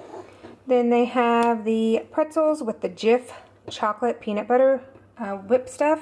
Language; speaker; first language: English; native; English